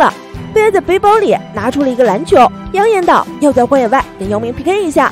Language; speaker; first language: Chinese; native; Chinese